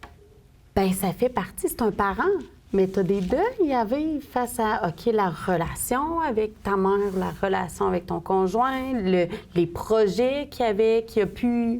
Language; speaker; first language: French; native; French